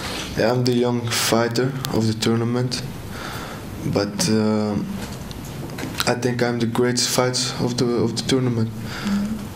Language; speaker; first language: English; non-native, learner; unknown